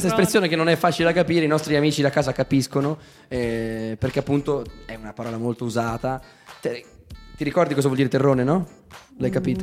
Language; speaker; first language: Italian; native; Italian